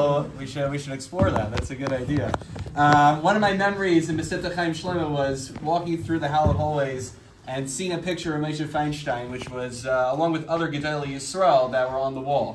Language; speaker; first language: English; native; English